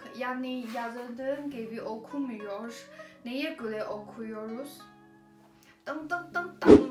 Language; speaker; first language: Turkish; non-native, learner; Chinese